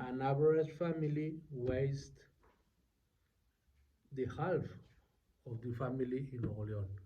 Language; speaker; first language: English; non-native, learner; Spanish